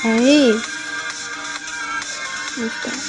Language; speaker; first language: Spanish; early bilingual, heritage; Spanish